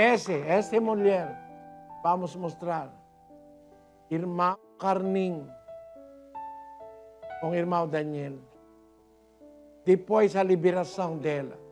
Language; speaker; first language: Portuguese; non-native, learner; Filipino